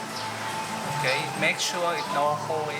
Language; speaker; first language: English; non-native, learner; Thai